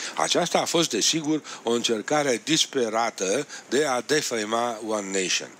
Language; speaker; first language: Romanian; native; Romanian